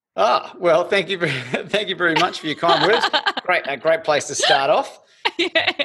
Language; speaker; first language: English; native; English